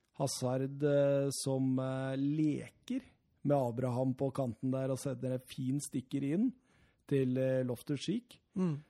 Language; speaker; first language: Norwegian; native; Norwegian